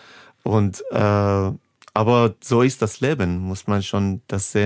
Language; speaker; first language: German; non-native, fluent; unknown